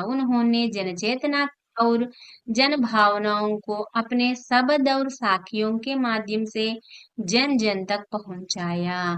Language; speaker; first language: Hindi; non-native, local second language; Telugu